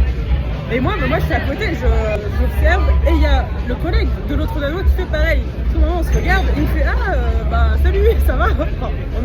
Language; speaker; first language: French; native; French